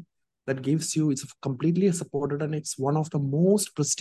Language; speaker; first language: English; non-native, local second language; Malayalam